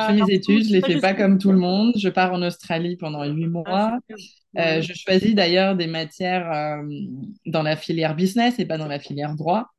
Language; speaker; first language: French; non-native, fluent; Spanish